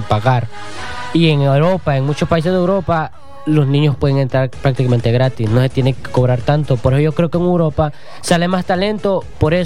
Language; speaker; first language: Spanish; native; Spanish